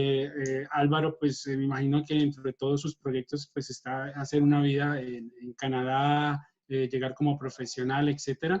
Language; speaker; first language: Spanish; native; Spanish